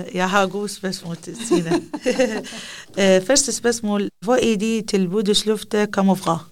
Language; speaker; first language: Danish; non-native, learner; Arabic